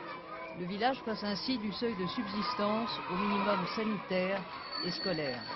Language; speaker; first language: French; native; French